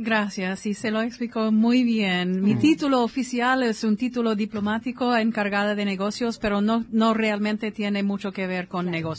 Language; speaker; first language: Spanish; non-native, fluent; English